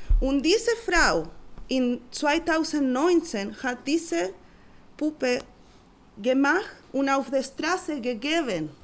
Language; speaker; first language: German; non-native, learner; Spanish